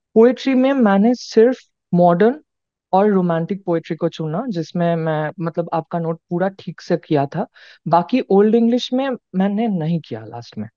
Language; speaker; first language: Hindi; non-native, local second language; Bangla